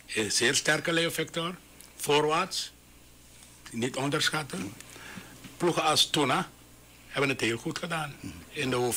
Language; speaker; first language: Dutch; non-native, local second language; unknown